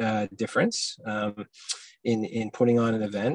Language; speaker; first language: English; native; English